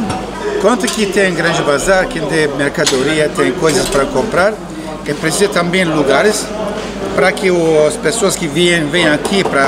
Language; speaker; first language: Portuguese; non-native, learner; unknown